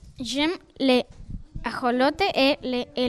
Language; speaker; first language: French; non-native, learner; Spanish